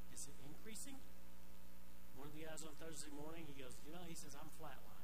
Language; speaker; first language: English; native; English